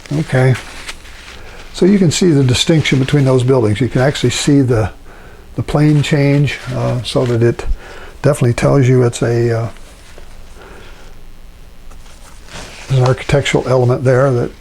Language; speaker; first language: English; native; English